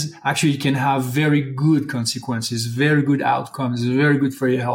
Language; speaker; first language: English; non-native, fluent; French